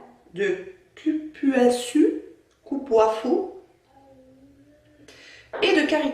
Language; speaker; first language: French; native; French